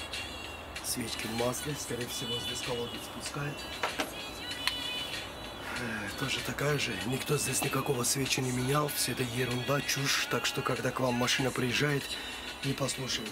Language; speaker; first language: Russian; non-native, fluent; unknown